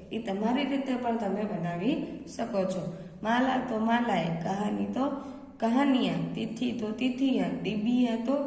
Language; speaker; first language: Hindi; non-native, local second language; Gujarati